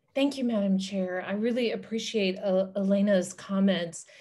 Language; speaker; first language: English; native; English